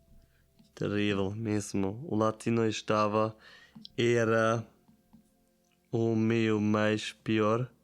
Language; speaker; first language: Portuguese; non-native, learner; German